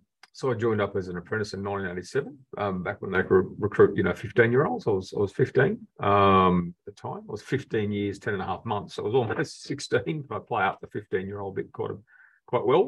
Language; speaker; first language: English; native; English